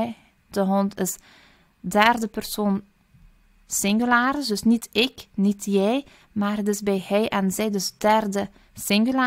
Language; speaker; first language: Dutch; early bilingual, other home language; Turkish